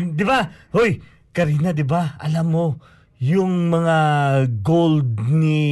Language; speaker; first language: Filipino; non-native, local second language; Cebuano